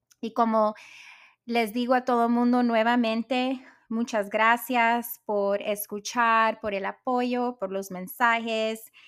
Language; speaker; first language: Spanish; early bilingual, heritage; Spanish